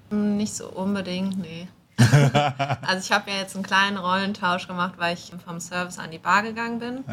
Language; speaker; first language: German; native; German